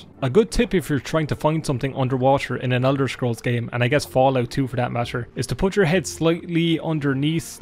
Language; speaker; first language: English; native; English